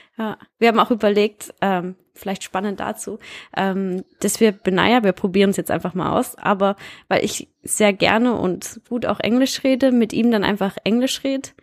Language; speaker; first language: German; early bilingual, heritage; German